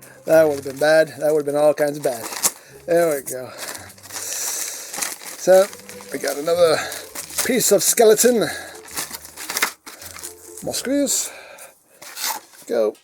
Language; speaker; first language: English; native; English